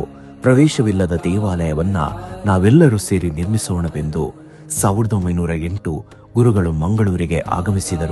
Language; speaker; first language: Kannada; native; Kannada